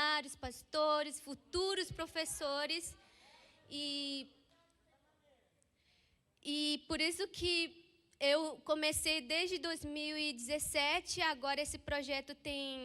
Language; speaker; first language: Portuguese; non-native, local second language; Ticuna